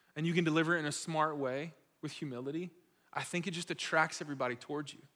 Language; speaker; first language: English; native; English